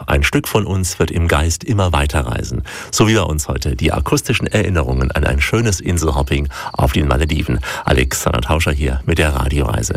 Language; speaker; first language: German; native; German